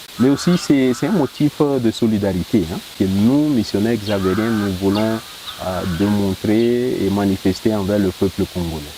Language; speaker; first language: French; non-native, local second language; Swahili